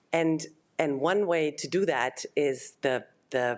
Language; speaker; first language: English; non-native, fluent; German